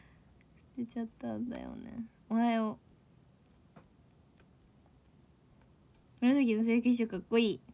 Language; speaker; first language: Japanese; native; Japanese